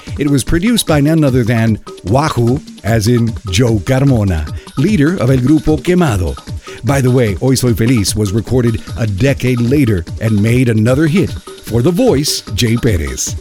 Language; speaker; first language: English; early bilingual, other home language; Spanish